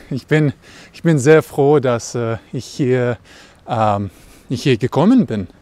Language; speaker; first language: German; non-native, learner; Russian